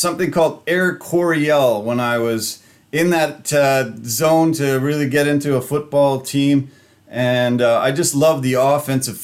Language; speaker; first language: English; native; English